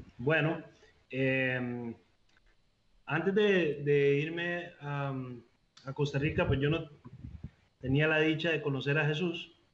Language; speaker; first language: Spanish; native; Spanish